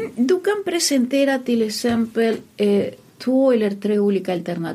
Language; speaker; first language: Swedish; non-native, fluent; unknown